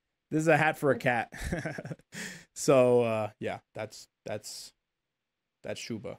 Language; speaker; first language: English; native; English